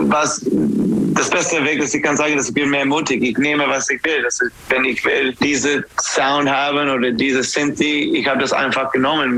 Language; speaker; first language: German; non-native, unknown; English